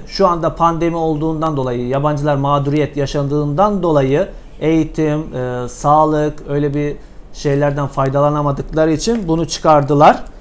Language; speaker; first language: Turkish; native; Turkish